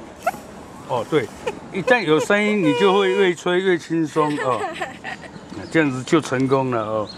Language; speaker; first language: Chinese; native; Chinese